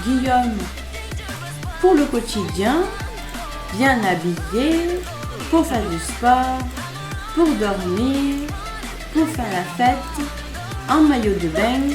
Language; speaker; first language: French; native; French